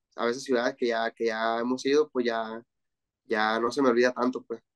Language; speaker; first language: Spanish; native; Spanish